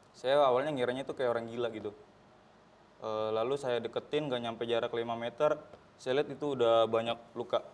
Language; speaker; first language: Indonesian; native; Indonesian